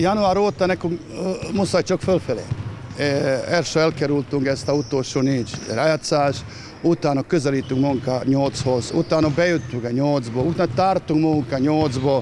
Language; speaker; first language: Hungarian; non-native, learner; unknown